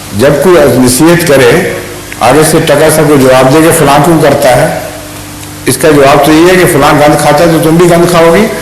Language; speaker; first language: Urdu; native; Urdu